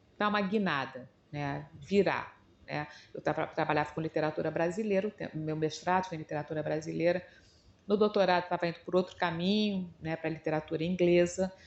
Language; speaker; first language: Portuguese; native; Portuguese